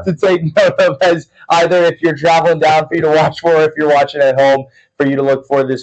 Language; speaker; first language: English; native; English